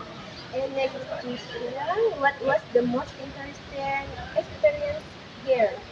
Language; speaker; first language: English; non-native, learner; Indonesian